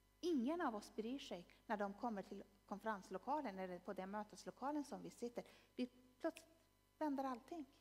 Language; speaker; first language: Swedish; non-native, fluent; Persian